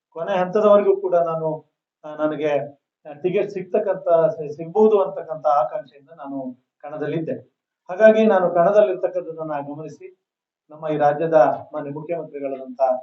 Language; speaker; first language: Kannada; native; Kannada